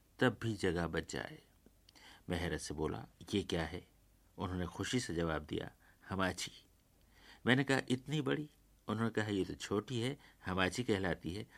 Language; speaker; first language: Urdu; native; Urdu